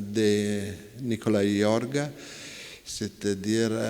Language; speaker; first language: French; non-native, fluent; Italian